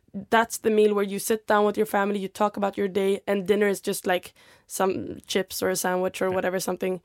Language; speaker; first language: English; non-native, fluent; Swedish